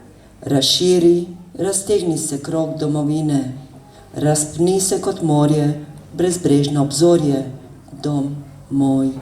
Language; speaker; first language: Slovenian; early bilingual, heritage; Slovenian